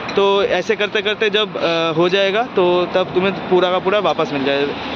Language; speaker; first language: Hindi; non-native, local second language; Bangla